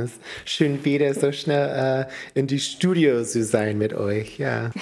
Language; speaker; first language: German; non-native, learner; English